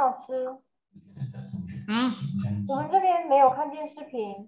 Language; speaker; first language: Chinese; native; Chinese